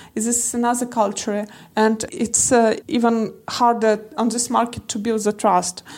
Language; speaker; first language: English; non-native, learner; Russian